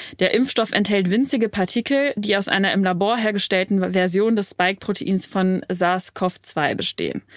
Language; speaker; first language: German; native; German